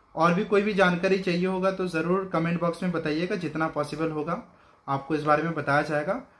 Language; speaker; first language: Hindi; non-native, local second language; Bangla